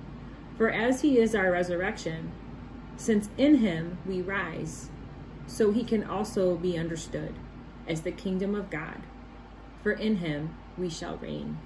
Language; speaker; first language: English; native; English